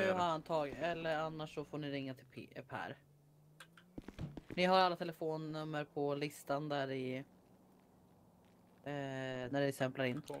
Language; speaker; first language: Swedish; native; Swedish